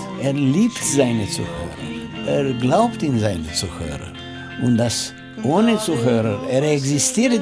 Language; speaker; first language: German; non-native, learner; Romanian